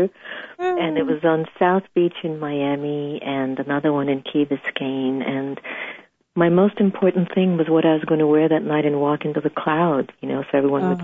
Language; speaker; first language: English; native; English